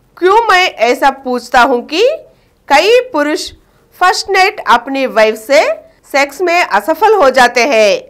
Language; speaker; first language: Hindi; non-native, local second language; Telugu